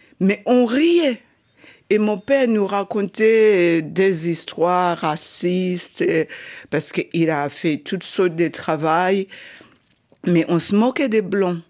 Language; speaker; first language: French; non-native, fluent; Shona